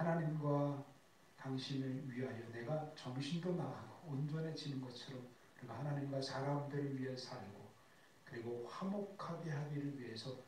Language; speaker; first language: Korean; native; Korean